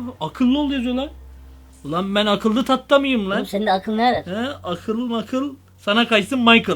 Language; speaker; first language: Turkish; native; Turkish